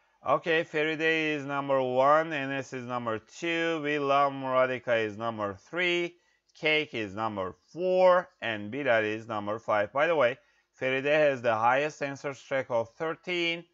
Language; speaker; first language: English; non-native, fluent; Turkish